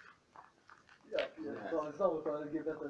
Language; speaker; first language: Polish; non-native, learner; Slovenian